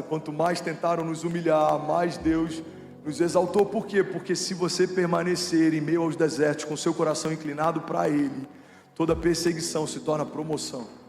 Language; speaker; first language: Portuguese; native; Portuguese